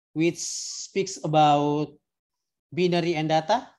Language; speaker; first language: English; non-native, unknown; Indonesian